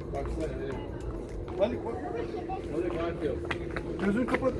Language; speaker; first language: Turkish; native; Turkish